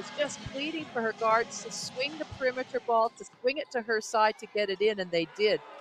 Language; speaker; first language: English; native; English